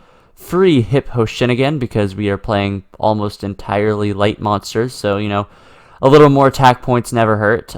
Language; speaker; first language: English; native; English